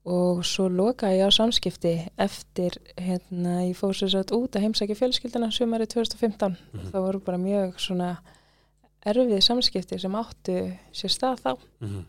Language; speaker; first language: Icelandic; early bilingual, other home language; English